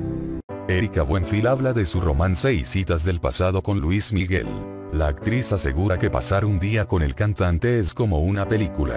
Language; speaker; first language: Spanish; native; Spanish